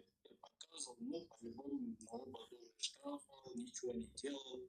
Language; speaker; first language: Russian; non-native, learner; Kyrgyz